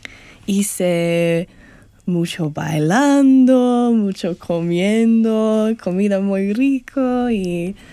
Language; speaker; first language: Spanish; non-native, learner; English